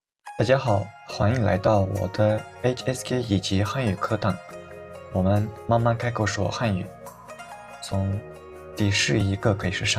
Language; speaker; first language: Chinese; non-native, fluent; Uzbek